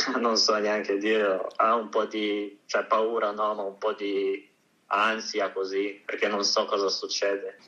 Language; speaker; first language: Italian; early bilingual, other home language; Ukrainian